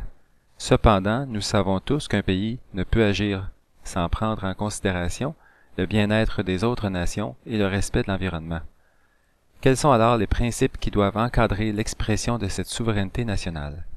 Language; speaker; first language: French; native; French